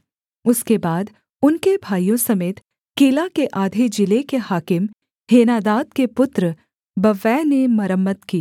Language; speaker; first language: Hindi; native; Hindi